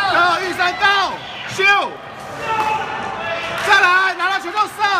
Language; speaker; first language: Chinese; native; Chinese